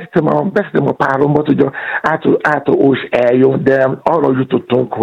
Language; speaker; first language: Hungarian; non-native, fluent; Yoruba